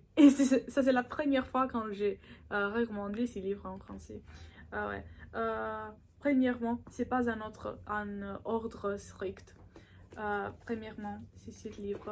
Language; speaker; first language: French; non-native, learner; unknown